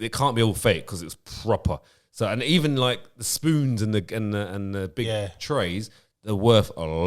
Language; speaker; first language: English; native; English